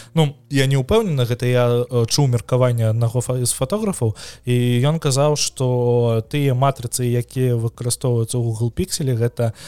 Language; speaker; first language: Belarusian; non-native, local second language; Russian